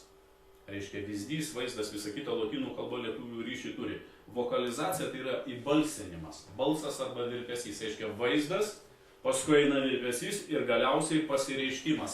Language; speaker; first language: Lithuanian; native; Lithuanian